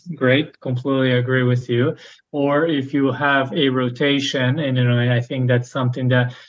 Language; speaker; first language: English; non-native, fluent; Portuguese